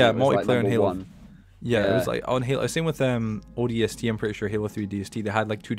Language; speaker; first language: English; native; English